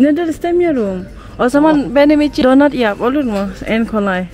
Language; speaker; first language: Turkish; non-native, learner; Indonesian